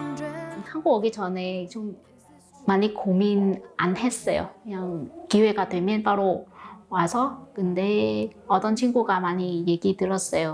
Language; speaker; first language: Korean; non-native, fluent; Vietnamese